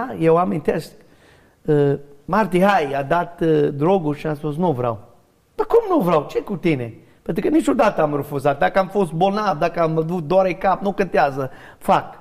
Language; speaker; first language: Romanian; non-native, learner; English